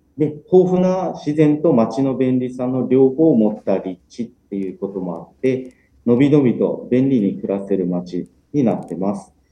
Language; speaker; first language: Japanese; native; Japanese